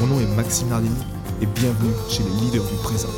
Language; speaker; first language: French; native; French